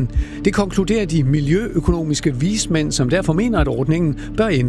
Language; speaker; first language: Danish; native; Danish